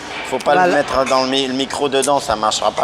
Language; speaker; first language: French; native; French